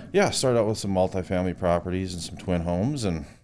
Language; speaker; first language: English; native; English